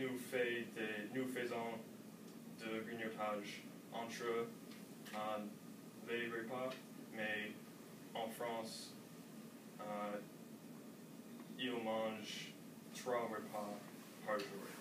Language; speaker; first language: French; non-native, learner; English